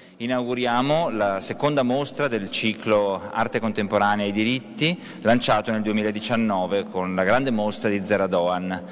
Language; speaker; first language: Italian; native; Italian